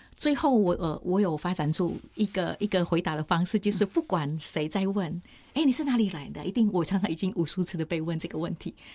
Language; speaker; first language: Chinese; non-native, fluent; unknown